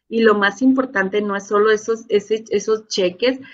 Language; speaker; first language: Spanish; native; Spanish